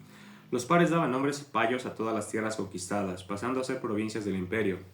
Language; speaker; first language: Spanish; native; Spanish